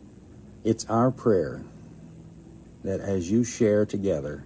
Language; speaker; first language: English; native; English